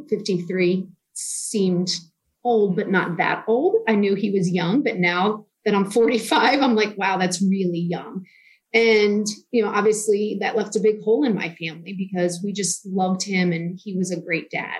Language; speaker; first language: English; native; English